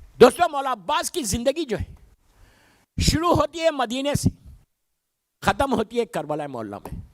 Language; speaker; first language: Urdu; native; Urdu